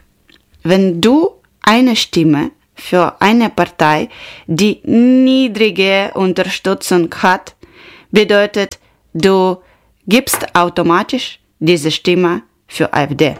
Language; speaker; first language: German; non-native, learner; Ukrainian